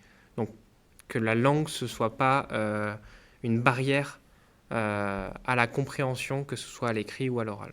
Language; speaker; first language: French; native; French